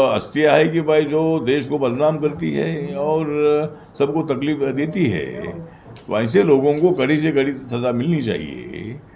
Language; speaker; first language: Hindi; non-native, local second language; Marathi